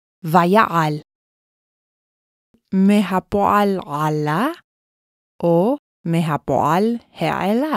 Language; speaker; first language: Hebrew; non-native, fluent; English